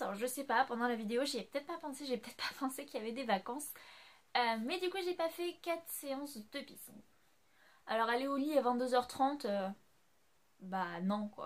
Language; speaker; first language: French; native; French